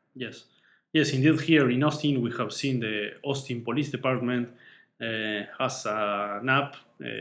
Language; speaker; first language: English; non-native, fluent; Spanish